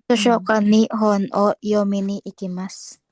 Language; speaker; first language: Japanese; non-native, learner; Filipino